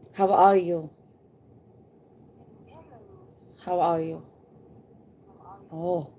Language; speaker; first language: English; non-native, learner; Filipino